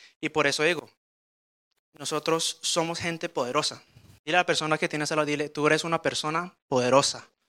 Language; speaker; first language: Spanish; early bilingual, heritage; Spanish